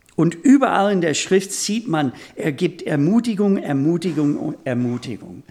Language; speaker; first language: German; non-native, fluent; English